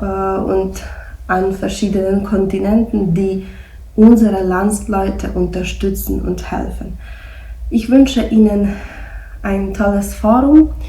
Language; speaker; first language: German; early bilingual, heritage; German